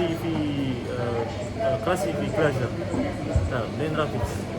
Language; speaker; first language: Russian; non-native, learner; Indonesian